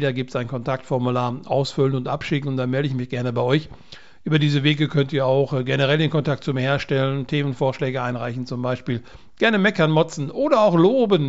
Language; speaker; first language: German; native; German